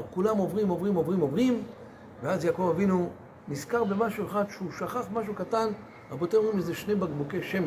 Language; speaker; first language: Hebrew; native; Hebrew